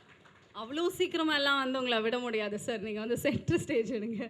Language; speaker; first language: Tamil; native; Tamil